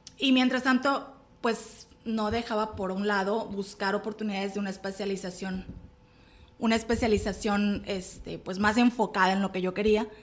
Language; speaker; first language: Spanish; native; Spanish